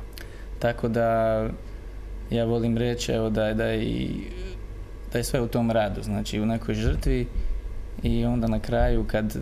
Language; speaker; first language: Croatian; native; Croatian